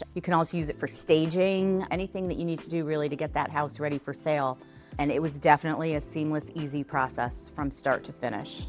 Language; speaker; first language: English; native; English